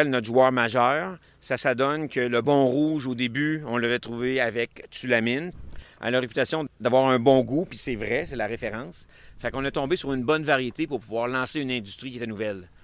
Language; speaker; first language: French; native; French